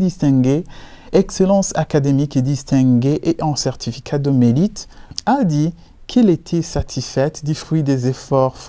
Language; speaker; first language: French; non-native, local second language; Rundi